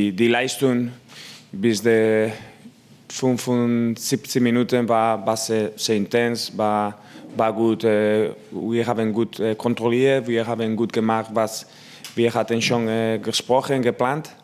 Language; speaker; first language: German; non-native, learner; Spanish